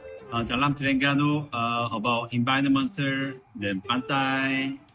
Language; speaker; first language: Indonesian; non-native, learner; Korean